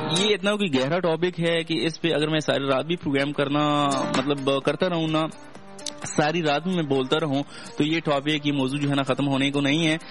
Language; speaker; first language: Urdu; non-native, local second language; Pashto